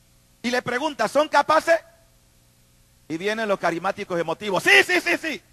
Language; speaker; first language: Spanish; native; Spanish